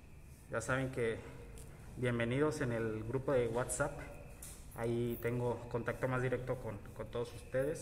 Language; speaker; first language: Spanish; native; Spanish